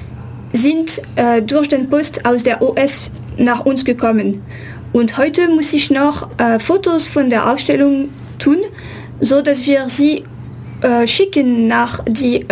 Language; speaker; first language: German; non-native, fluent; French